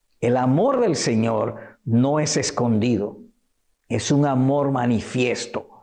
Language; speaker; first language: Spanish; native; Spanish